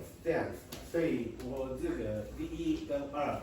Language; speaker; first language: Chinese; non-native, fluent; Japanese